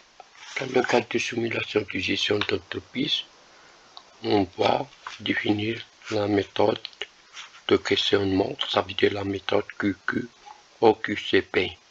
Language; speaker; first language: French; non-native, local second language; Arabic